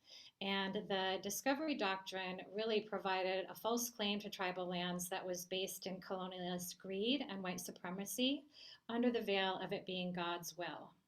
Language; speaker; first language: English; native; English